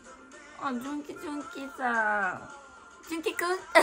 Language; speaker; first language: Japanese; non-native, learner; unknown